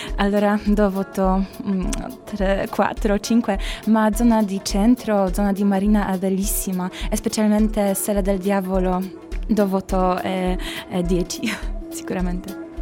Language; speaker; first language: Italian; non-native, learner; Polish